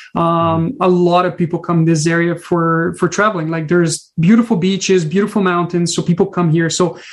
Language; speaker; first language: English; non-native, fluent; Portuguese